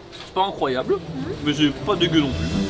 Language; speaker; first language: French; native; French